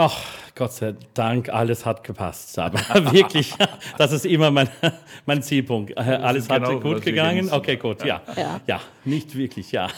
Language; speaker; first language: German; non-native, learner; English